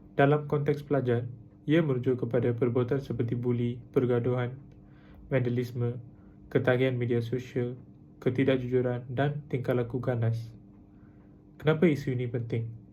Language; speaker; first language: Malay; non-native, local second language; Tamil